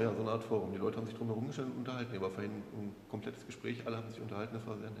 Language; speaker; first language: German; native; German